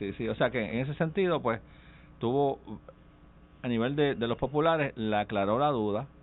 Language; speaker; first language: Spanish; native; Spanish